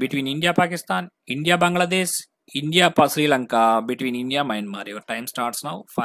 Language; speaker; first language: English; non-native, local second language; Telugu